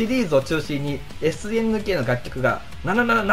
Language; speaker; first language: Japanese; native; Japanese